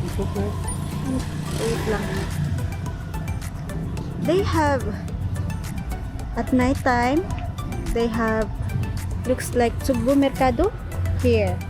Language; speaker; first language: English; non-native, local second language; Cebuano